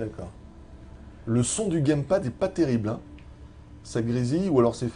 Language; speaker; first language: French; native; French